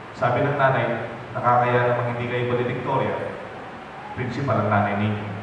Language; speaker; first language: Filipino; non-native, local second language; Pampanga